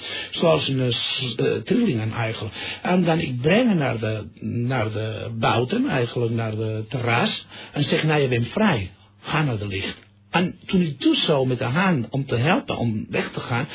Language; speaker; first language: Dutch; non-native, fluent; Catalan